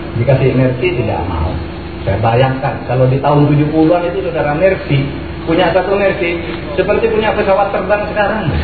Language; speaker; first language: Indonesian; non-native, local second language; Madurese